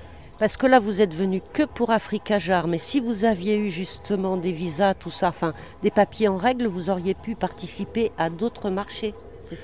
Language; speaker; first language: French; native; French